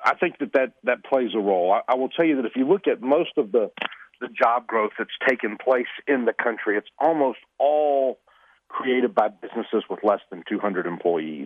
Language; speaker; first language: English; native; English